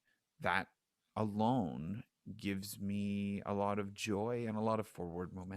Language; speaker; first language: English; native; English